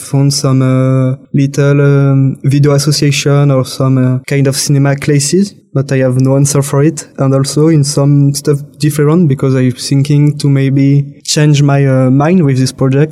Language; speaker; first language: English; non-native, fluent; French